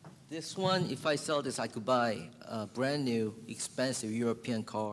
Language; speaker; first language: English; early bilingual, other home language; Korean